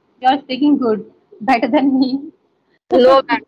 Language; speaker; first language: English; non-native, local second language; Hindi